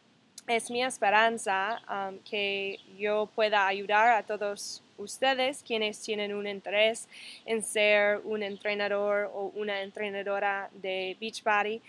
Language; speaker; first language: Spanish; non-native, fluent; English